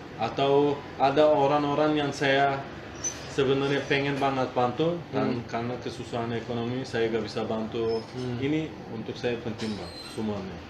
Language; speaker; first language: Indonesian; non-native, fluent; Turkish